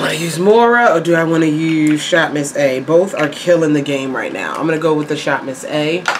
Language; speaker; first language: English; native; English